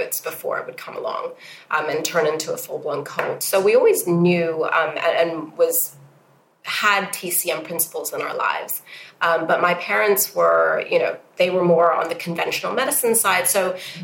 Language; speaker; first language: English; non-native, local second language; Cantonese